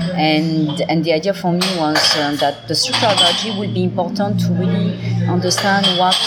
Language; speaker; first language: English; non-native, fluent; French